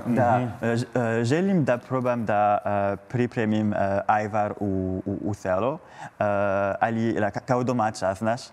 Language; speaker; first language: Croatian; non-native, learner; French